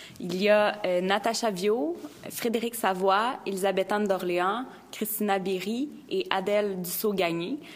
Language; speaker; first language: French; native; French